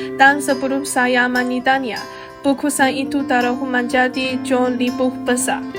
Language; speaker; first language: Malay; non-native, learner; Chinese